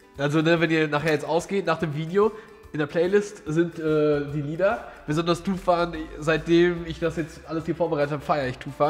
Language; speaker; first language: German; early bilingual, other home language; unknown